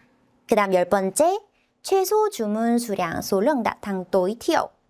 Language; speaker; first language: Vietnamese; non-native, fluent; Korean